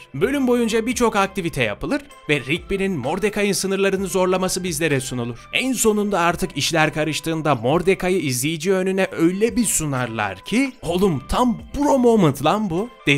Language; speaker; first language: Turkish; native; Turkish